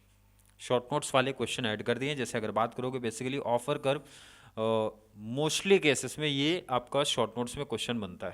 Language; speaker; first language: Hindi; native; Hindi